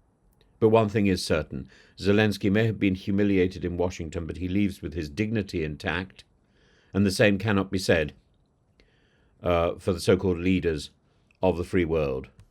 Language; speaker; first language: English; native; English